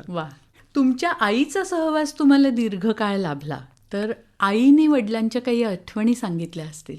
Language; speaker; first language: Marathi; native; Marathi